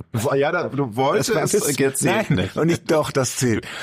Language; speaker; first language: German; native; German